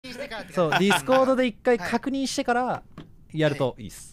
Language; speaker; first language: Japanese; native; Japanese